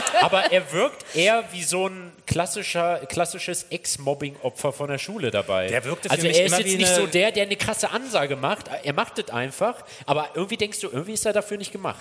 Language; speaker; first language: German; native; German